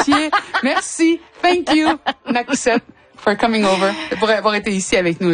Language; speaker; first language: French; native; French